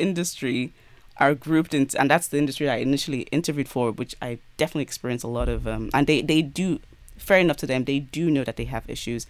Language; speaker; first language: English; native; English